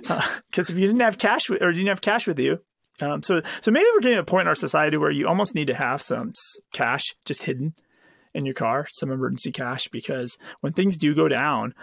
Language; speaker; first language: English; native; English